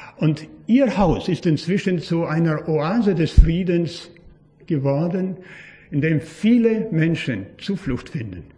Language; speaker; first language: German; native; German